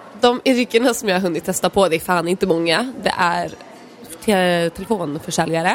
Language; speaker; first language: Swedish; early bilingual, other home language; Polish